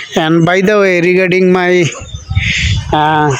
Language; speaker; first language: English; non-native, local second language; Bangla